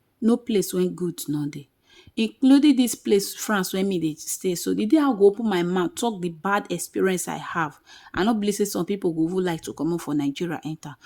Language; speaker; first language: Nigerian Pidgin; native; Nigerian Pidgin